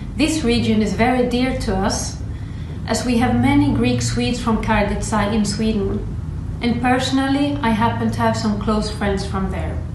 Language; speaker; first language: English; non-native, fluent; Swedish